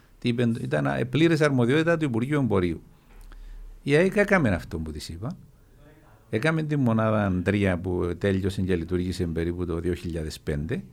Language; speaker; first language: Greek; native; Greek